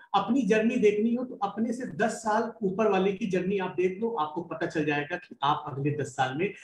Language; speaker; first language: Hindi; native; Hindi